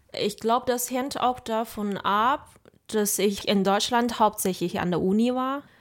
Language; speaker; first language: German; non-native, fluent; Chinese